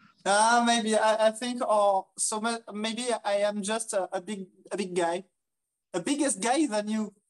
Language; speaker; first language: English; non-native, fluent; French